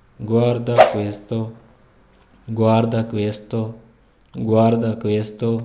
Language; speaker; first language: Italian; non-native, fluent; Urdu